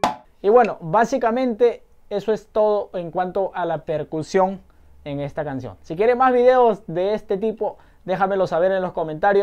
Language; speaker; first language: Spanish; native; Spanish